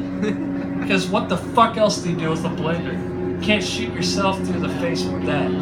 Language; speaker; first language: English; native; English